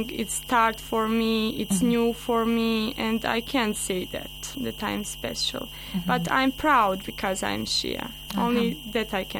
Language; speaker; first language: English; non-native, learner; Bosnian